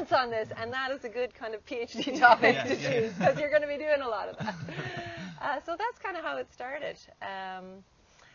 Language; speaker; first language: English; native; English